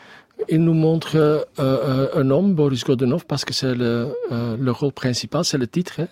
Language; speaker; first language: French; non-native, learner; Dutch